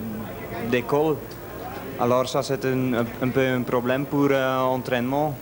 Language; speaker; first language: French; non-native, local second language; Dutch